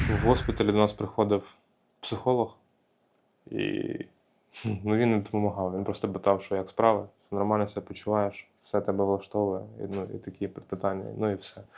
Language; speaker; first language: Ukrainian; native; Ukrainian